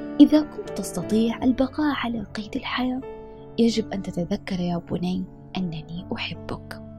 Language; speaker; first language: Arabic; native; Arabic